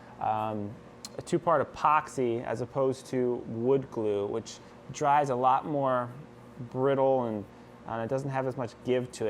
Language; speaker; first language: English; native; English